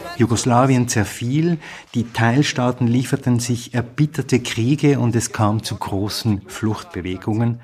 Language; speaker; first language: German; native; German